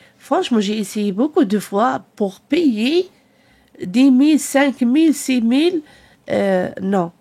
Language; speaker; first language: French; non-native, learner; Arabic